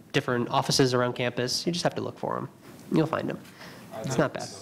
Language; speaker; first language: English; native; English